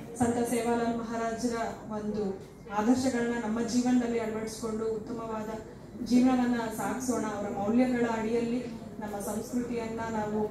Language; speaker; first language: Kannada; non-native, local second language; Lambadi